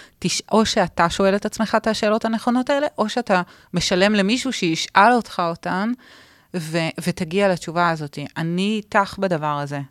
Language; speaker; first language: Hebrew; native; Hebrew